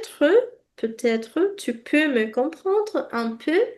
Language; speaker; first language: French; non-native, fluent; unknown